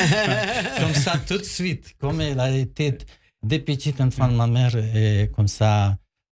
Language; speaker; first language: French; non-native, learner; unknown